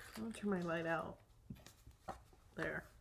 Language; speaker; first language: English; native; English